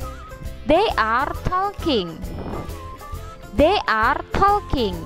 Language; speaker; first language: English; non-native, fluent; Indonesian